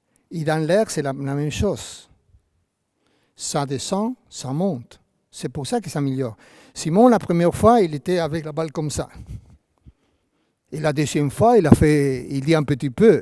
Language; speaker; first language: French; non-native, fluent; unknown